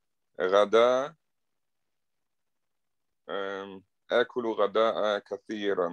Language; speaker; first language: Arabic; non-native, learner; German